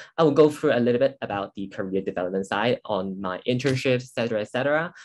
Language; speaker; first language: English; non-native, local second language; Cantonese